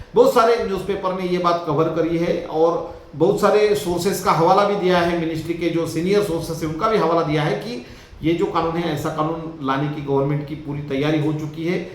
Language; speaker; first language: Hindi; non-native, local second language; Marathi